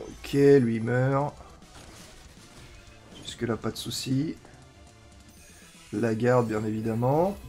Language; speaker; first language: French; native; French